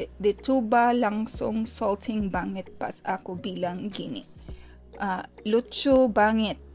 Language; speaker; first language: Indonesian; non-native, learner; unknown